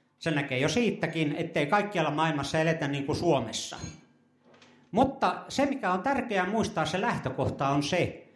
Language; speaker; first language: Finnish; native; Finnish